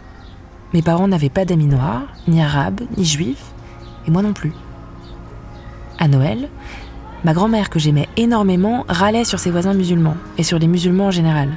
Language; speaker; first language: French; native; French